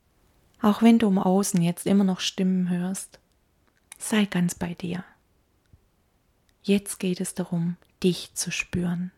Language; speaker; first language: German; native; German